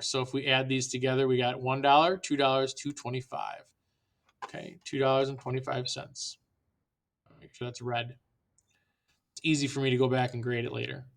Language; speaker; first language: English; native; English